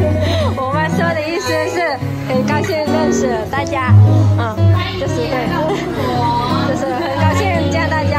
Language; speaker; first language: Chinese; non-native, learner; Lao